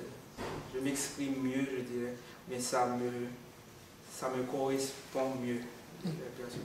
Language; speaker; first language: French; non-native, local second language; Haitian Creole